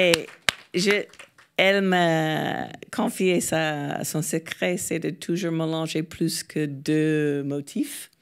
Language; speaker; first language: French; non-native, fluent; English